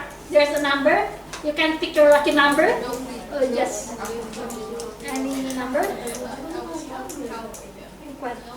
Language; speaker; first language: English; non-native, fluent; Indonesian